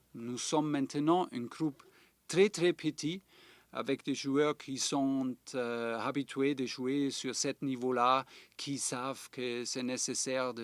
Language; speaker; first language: French; non-native, fluent; German